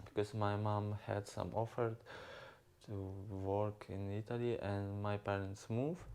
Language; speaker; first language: English; non-native, learner; Ukrainian